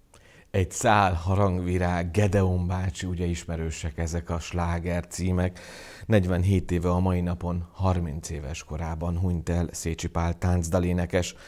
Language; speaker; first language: Hungarian; native; Hungarian